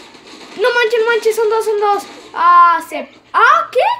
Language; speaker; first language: Spanish; native; Spanish